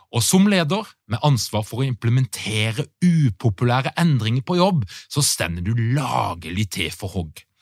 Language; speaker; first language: Norwegian; native; Norwegian